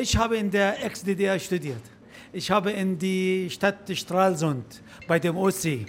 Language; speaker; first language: German; non-native, fluent; Arabic